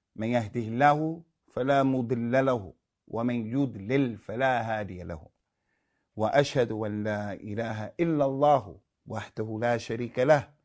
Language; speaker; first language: Arabic; non-native, fluent; English